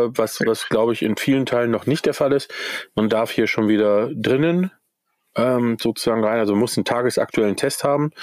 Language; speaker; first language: German; native; German